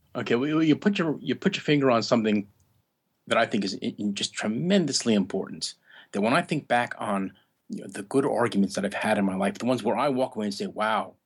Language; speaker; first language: English; native; English